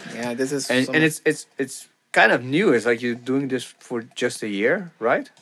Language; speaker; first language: English; non-native, fluent; Bulgarian